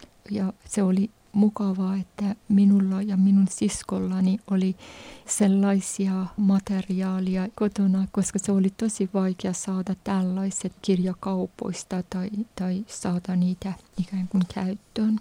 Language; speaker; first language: Finnish; non-native, fluent; Persian